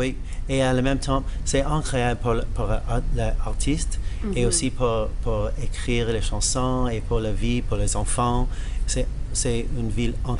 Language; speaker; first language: French; non-native, learner; English